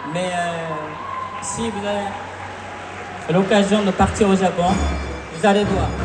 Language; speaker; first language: French; non-native, fluent; Japanese